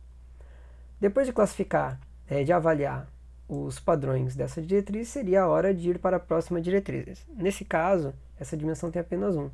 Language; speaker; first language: Portuguese; native; Portuguese